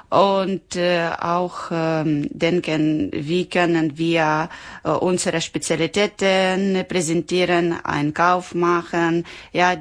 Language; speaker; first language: German; non-native, learner; Ukrainian